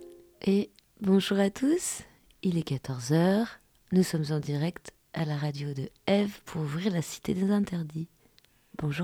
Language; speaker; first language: French; native; French